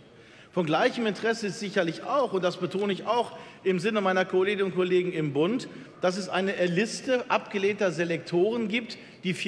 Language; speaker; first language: German; native; German